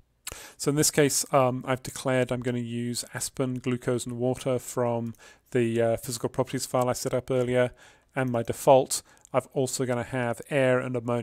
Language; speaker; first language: English; native; English